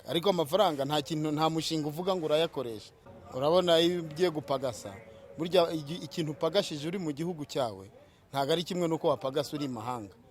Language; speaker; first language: Kinyarwanda; native; Kinyarwanda